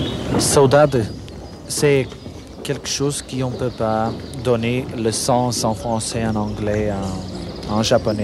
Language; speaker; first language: French; non-native, fluent; Portuguese